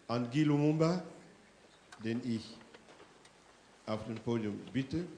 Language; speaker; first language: German; non-native, fluent; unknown